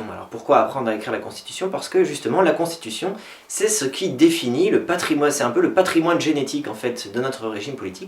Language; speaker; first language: French; native; French